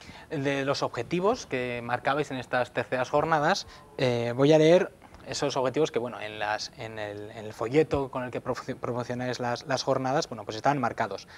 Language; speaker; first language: Spanish; native; Spanish